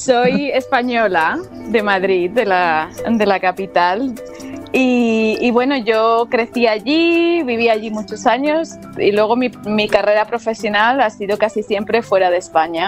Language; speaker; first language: Spanish; native; Spanish